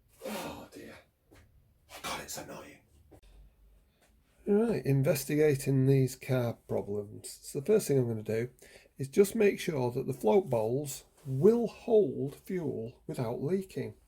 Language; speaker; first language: English; native; English